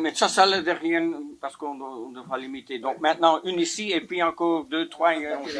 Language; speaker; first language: French; non-native, local second language; Dutch